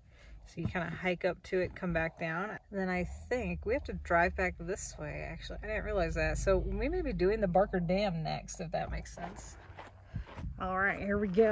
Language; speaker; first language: English; native; English